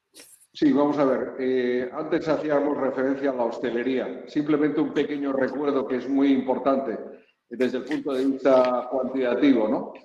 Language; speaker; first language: Spanish; native; Spanish